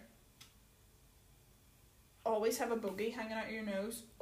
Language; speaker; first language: English; native; English